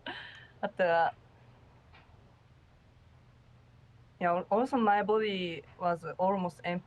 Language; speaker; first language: English; non-native, learner; Japanese